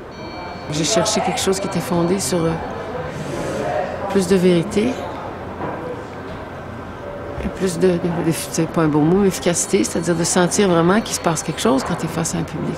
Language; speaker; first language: French; native; French